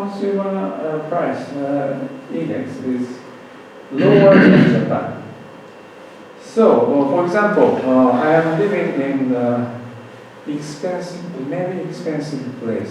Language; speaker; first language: English; non-native, learner; Japanese